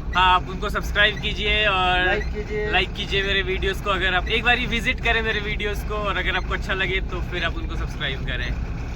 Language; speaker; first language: Hindi; non-native, local second language; Bangla